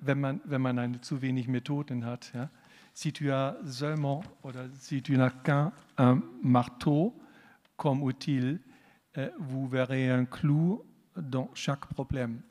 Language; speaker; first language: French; non-native, learner; German